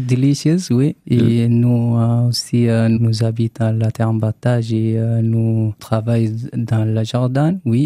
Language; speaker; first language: French; non-native, learner; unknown